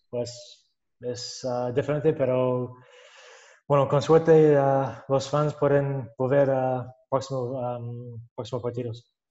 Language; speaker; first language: Spanish; non-native, learner; English